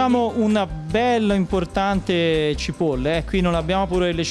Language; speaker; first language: Italian; native; Italian